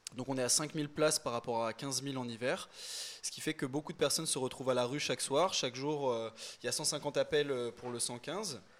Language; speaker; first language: French; native; French